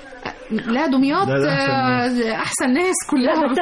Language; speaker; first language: Arabic; native; Arabic